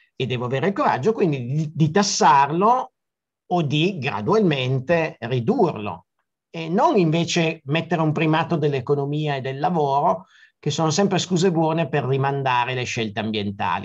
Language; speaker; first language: Italian; native; Italian